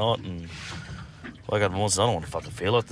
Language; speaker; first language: English; native; English